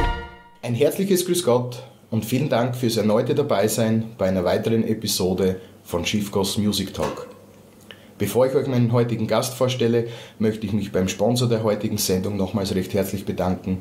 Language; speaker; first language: German; native; German